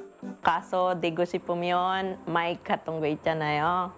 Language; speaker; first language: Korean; non-native, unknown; Filipino